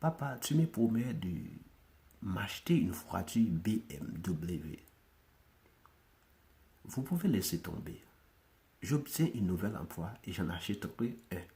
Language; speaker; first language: French; non-native, local second language; Haitian Creole